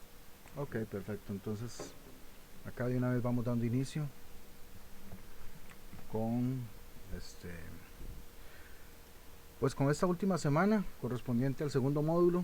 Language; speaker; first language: Spanish; native; Spanish